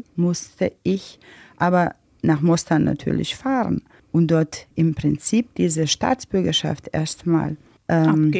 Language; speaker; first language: German; non-native, fluent; Bosnian